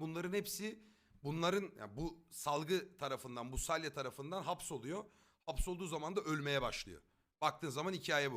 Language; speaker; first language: Turkish; native; Turkish